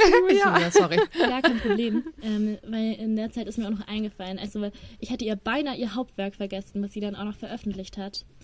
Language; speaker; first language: German; native; German